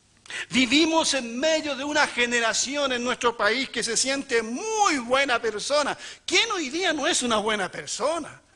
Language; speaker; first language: Spanish; native; Spanish